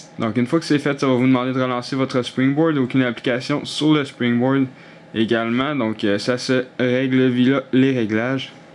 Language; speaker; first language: French; native; French